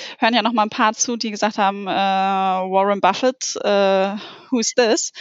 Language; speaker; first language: German; native; German